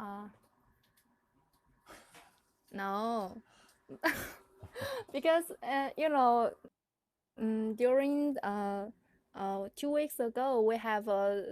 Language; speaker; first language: English; non-native, learner; Chinese